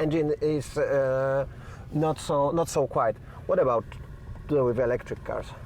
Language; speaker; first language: English; non-native, learner; Polish